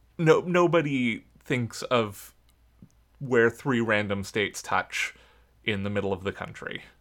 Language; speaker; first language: English; native; English